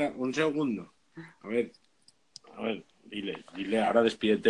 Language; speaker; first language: Spanish; native; Spanish